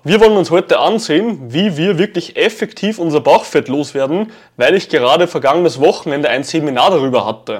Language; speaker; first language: German; native; German